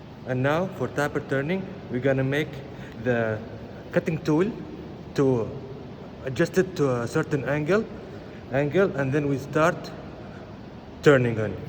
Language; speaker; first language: English; non-native, local second language; Arabic